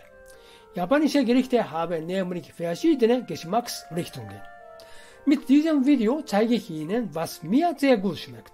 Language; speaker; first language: German; non-native, fluent; Japanese